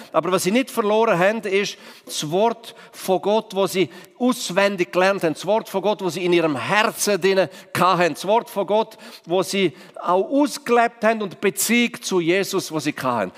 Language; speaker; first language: German; non-native, local second language; Romansh